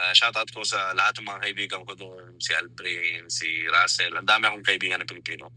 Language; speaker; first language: Filipino; non-native, fluent; Arabic